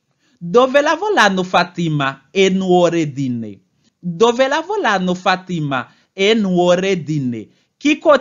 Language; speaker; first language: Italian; non-native, learner; Haitian Creole